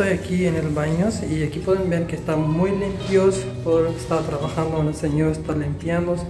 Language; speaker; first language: Spanish; non-native, learner; Urdu